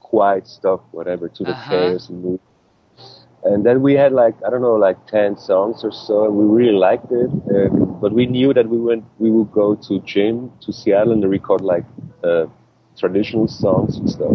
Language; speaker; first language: English; non-native, fluent; Swiss German